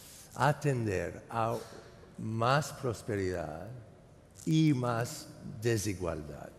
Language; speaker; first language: Spanish; non-native, fluent; English